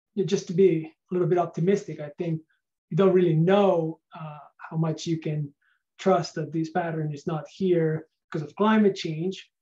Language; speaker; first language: English; non-native, fluent; Spanish